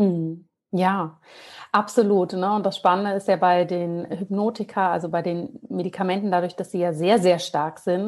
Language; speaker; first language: German; native; German